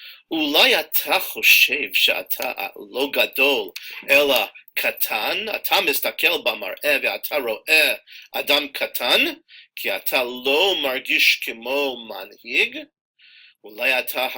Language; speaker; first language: Hebrew; non-native, fluent; English